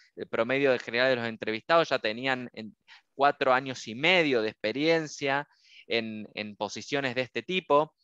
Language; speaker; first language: Spanish; native; Spanish